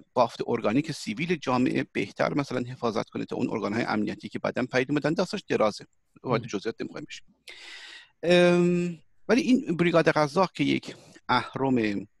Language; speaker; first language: Persian; early bilingual, heritage; Persian